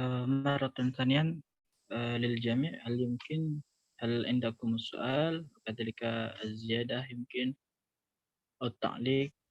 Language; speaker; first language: Arabic; non-native, learner; Indonesian